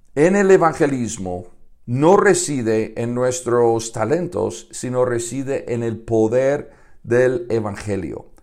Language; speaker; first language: Spanish; non-native, fluent; English